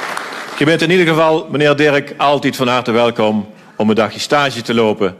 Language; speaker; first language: Dutch; native; Dutch